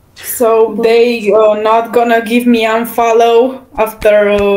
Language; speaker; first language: English; non-native, learner; Romanian